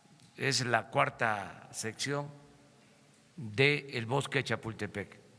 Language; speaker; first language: Spanish; native; Spanish